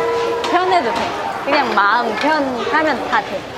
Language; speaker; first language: Korean; non-native, learner; Vietnamese